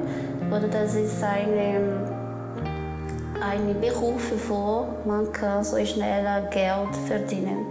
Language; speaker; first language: German; non-native, learner; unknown